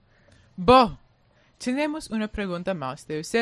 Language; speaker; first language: Spanish; non-native, learner; English